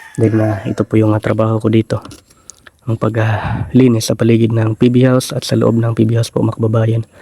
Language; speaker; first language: Filipino; non-native, local second language; Cebuano